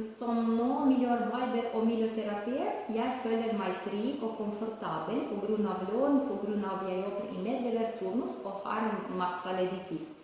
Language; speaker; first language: Norwegian; non-native, learner; Ukrainian